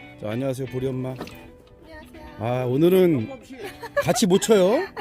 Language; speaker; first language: Korean; native; Korean